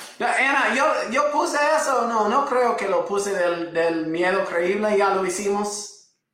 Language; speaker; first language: Spanish; non-native, fluent; English